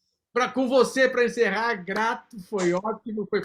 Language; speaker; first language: Portuguese; native; Portuguese